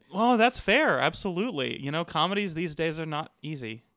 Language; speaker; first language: English; native; English